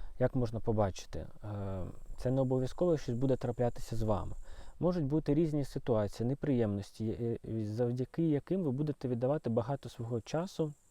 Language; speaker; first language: Ukrainian; non-native, local second language; Russian